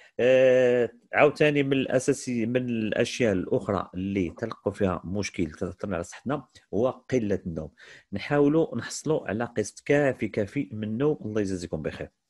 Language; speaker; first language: Arabic; native; Arabic